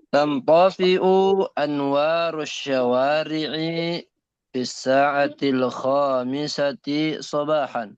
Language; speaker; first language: Arabic; non-native, learner; Indonesian